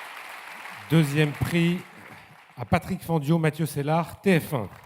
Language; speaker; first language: French; native; French